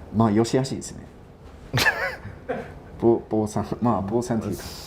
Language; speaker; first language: Japanese; non-native, fluent; English